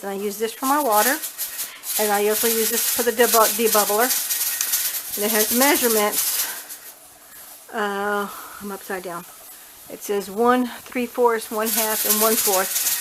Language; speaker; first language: English; native; English